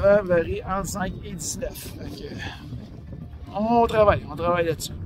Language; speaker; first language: French; native; French